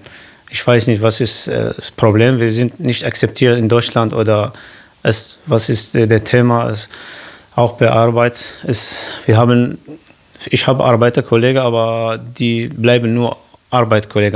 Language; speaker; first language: German; non-native, learner; Arabic